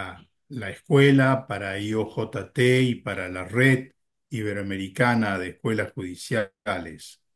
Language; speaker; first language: Spanish; native; Spanish